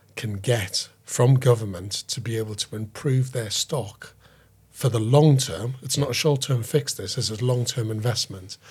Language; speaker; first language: English; native; English